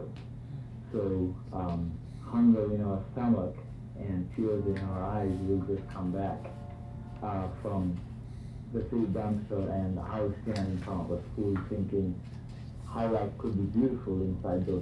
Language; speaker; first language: English; non-native, local second language; Bangla